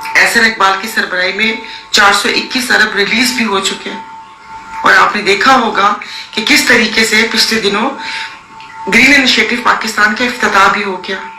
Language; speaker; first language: Urdu; non-native, local second language; Sindhi